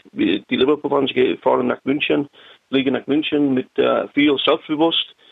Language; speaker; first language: German; non-native, learner; English